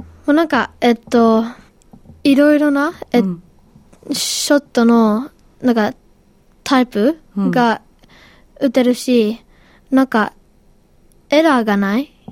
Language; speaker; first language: Japanese; early bilingual, heritage; Japanese